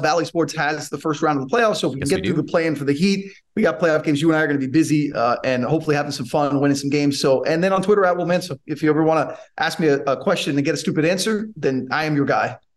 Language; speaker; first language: English; native; English